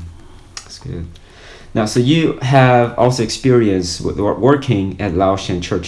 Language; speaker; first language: English; non-native, fluent; Korean